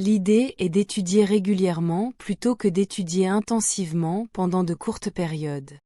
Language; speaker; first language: French; non-native, fluent; Portuguese